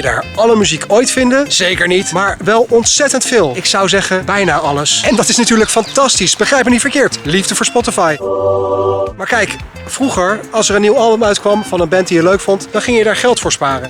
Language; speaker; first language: Dutch; native; Dutch